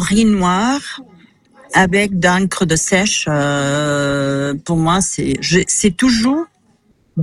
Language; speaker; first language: French; non-native, fluent; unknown